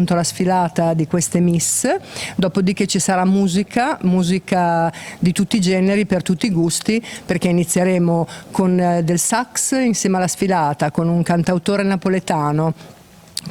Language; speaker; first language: Italian; native; Italian